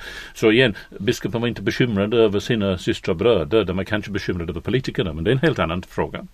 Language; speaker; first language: Swedish; non-native, fluent; English